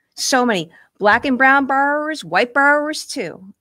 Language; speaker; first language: English; native; English